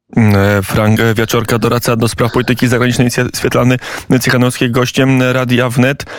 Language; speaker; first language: Polish; native; Polish